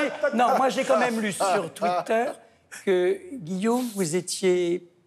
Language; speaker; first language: French; native; French